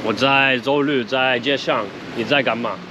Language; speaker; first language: Chinese; non-native, learner; English